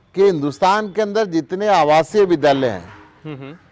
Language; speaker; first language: Hindi; native; Hindi